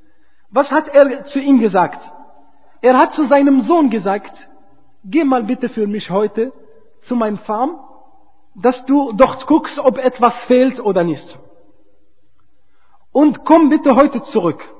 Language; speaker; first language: German; non-native, fluent; Arabic